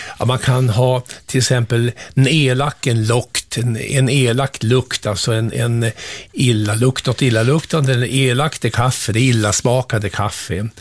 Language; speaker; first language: Swedish; native; Swedish